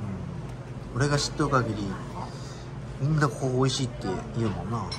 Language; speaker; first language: Japanese; native; Japanese